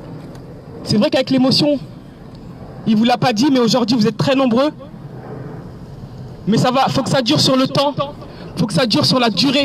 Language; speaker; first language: French; native; French